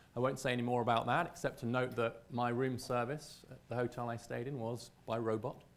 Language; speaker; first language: English; native; English